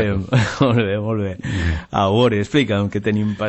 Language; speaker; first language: Spanish; native; Spanish